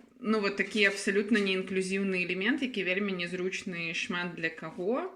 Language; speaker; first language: Belarusian; native; Belarusian